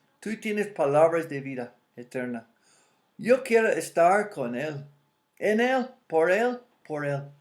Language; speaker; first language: Spanish; non-native, fluent; English